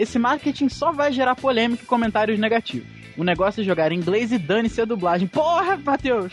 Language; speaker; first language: Portuguese; native; Portuguese